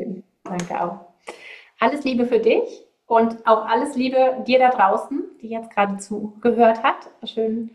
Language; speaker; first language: German; native; German